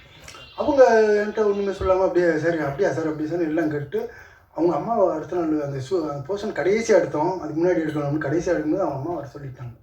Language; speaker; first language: Tamil; native; Tamil